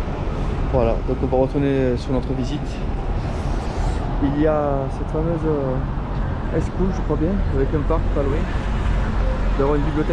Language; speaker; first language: French; native; French